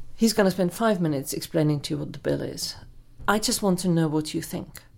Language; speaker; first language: English; non-native, fluent; German